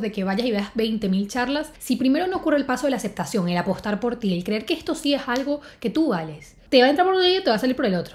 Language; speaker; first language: Spanish; native; Spanish